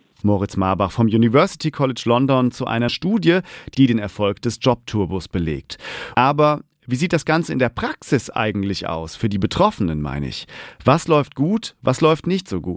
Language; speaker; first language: German; native; German